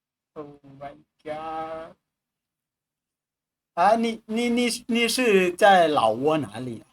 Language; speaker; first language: Chinese; non-native, fluent; Lao